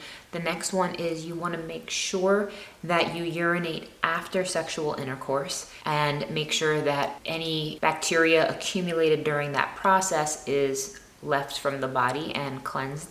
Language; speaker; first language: English; native; English